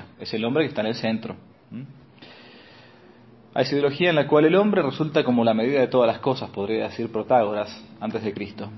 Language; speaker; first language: Spanish; native; Spanish